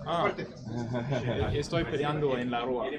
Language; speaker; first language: Portuguese; non-native, learner; Spanish